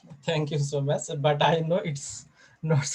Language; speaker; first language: English; non-native, fluent; Bangla